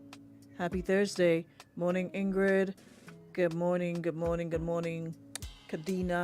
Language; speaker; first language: English; native; English